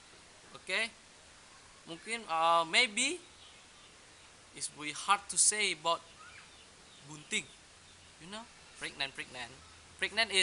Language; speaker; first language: English; non-native, learner; Indonesian